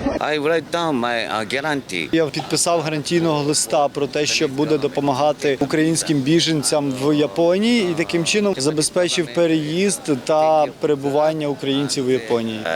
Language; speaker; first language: Ukrainian; non-native, fluent; Japanese